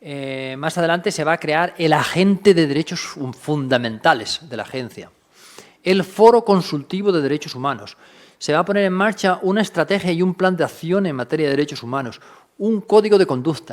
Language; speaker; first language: Spanish; native; Spanish